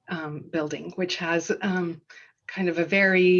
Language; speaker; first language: English; non-native, fluent; Danish